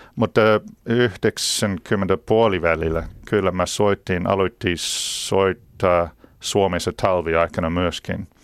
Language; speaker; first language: Finnish; non-native, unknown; English